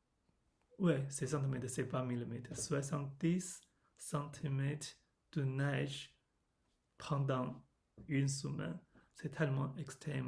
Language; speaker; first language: French; non-native, learner; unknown